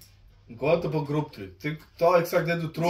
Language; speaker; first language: Swedish; non-native, fluent; Bangla